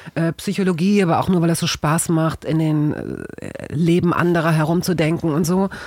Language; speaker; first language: German; native; German